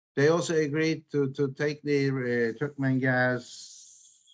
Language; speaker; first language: English; non-native, fluent; Turkish